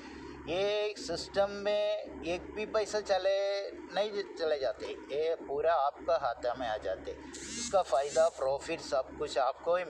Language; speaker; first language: Hindi; non-native, local second language; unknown